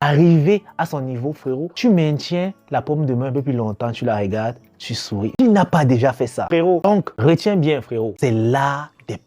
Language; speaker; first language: French; native; French